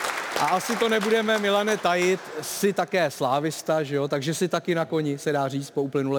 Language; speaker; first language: Czech; native; Czech